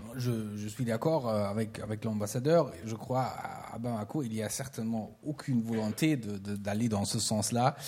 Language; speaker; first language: French; non-native, fluent; German